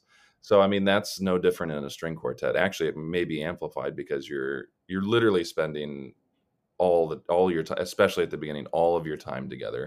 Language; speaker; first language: English; native; English